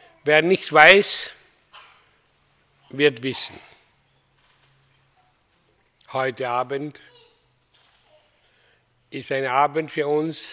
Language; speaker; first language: German; non-native, learner; Hindi